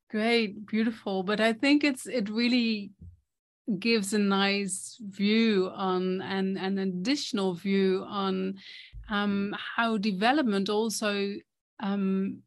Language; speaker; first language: English; non-native, fluent; Dutch